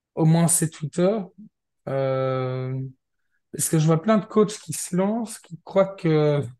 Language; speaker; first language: French; native; French